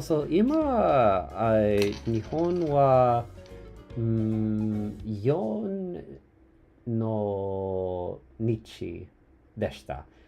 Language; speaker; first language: Japanese; non-native, learner; English